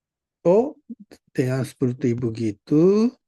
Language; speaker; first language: Indonesian; non-native, fluent; Japanese